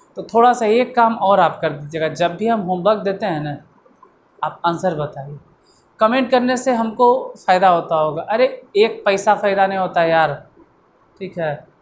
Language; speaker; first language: Hindi; native; Hindi